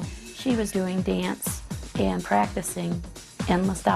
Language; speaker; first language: English; native; English